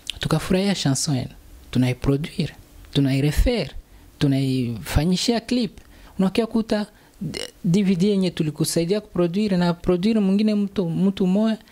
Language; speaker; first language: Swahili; native; Swahili